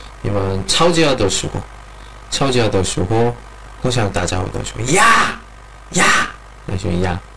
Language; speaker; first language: Chinese; non-native, learner; Korean